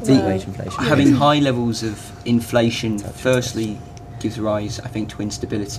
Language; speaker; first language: English; native; English